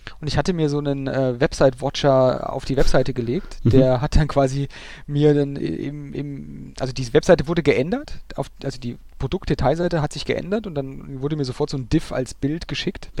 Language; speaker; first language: German; native; German